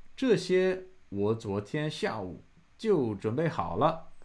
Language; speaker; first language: Chinese; non-native, fluent; English